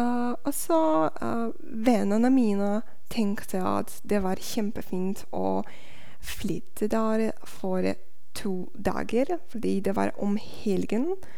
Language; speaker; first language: Norwegian; non-native, learner; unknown